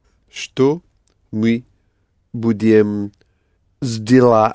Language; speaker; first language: Russian; non-native, learner; English